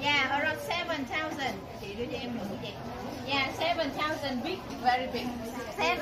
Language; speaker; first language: English; non-native, learner; Vietnamese